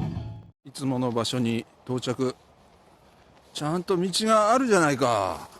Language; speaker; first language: Japanese; native; Japanese